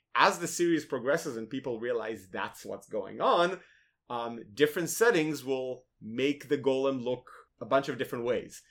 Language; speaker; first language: English; non-native, fluent; Hebrew